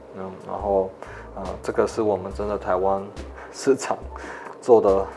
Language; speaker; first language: Chinese; non-native, fluent; German